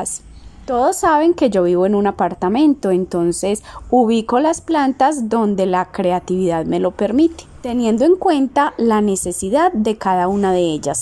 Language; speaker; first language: Spanish; native; Spanish